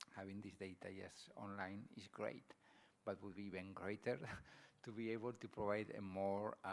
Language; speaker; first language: English; non-native, fluent; Spanish